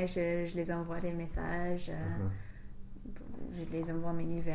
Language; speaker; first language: French; non-native, fluent; English